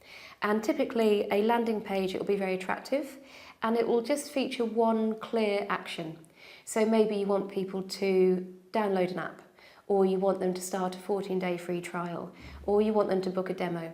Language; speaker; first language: English; native; English